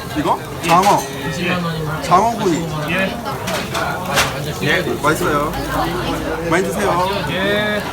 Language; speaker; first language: Korean; non-native, learner; Japanese